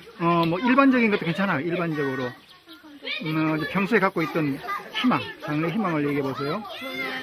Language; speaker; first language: Korean; native; Korean